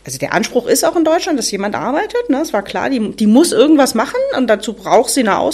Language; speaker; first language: German; native; German